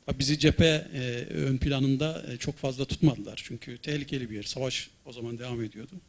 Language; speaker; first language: Turkish; native; Turkish